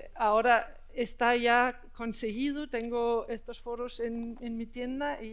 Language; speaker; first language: Spanish; non-native, fluent; Danish